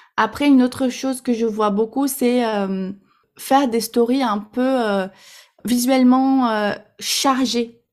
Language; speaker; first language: French; non-native, fluent; Portuguese